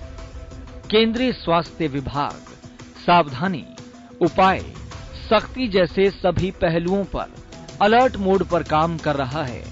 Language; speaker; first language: Hindi; native; Hindi